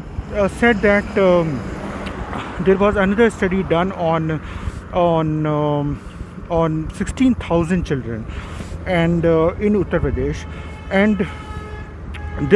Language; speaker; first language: English; non-native, local second language; Hindi